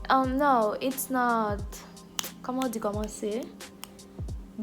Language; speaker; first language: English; non-native, learner; Haitian Creole